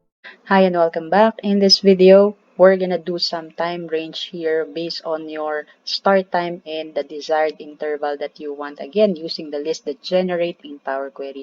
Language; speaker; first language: English; non-native, local second language; Filipino